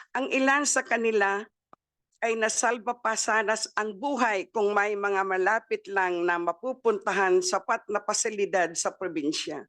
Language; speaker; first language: English; non-native, local second language; Waray